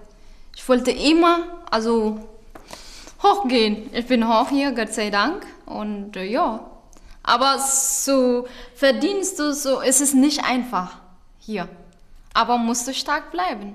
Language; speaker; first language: German; non-native, learner; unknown